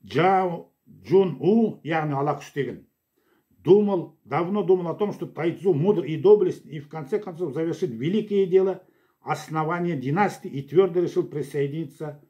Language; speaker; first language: Russian; non-native, local second language; Kazakh